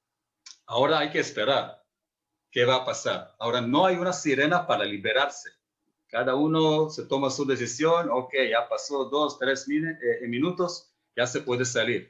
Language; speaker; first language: Spanish; non-native, fluent; Hebrew